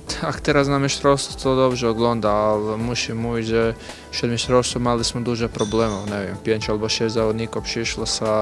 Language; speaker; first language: Polish; non-native, learner; Croatian